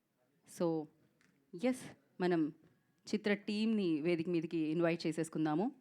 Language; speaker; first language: Telugu; native; Telugu